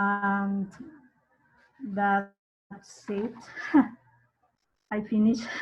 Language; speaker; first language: English; non-native, learner; Spanish